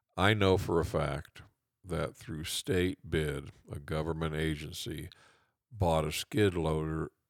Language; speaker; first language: English; native; English